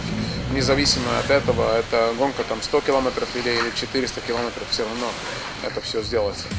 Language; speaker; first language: Russian; non-native, fluent; Estonian